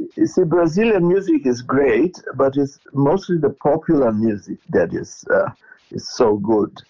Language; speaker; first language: English; non-native, fluent; Portuguese